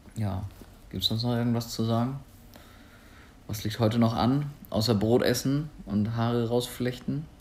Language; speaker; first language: German; native; German